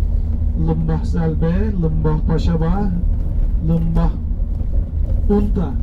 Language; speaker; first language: Indonesian; non-native, fluent; Turkish